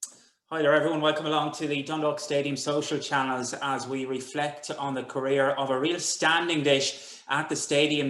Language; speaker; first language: English; native; English